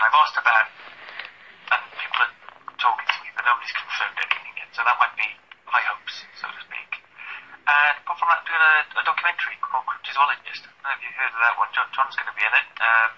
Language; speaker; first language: English; native; English